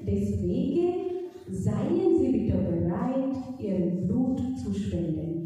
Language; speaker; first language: German; non-native, fluent; Marathi